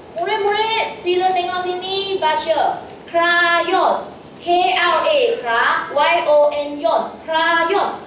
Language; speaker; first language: Malay; non-native, local second language; Chinese